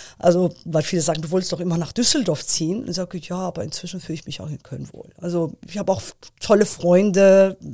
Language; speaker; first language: German; early bilingual, other home language; Persian